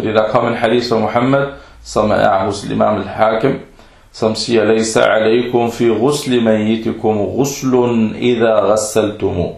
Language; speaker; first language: Danish; early bilingual, other home language; Arabic